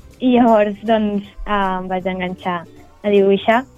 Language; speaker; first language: Catalan; native; Catalan